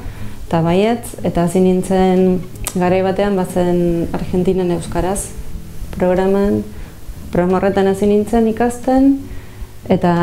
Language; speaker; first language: Basque; non-native, fluent; Spanish